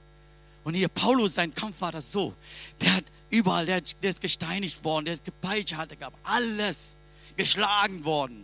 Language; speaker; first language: German; non-native, learner; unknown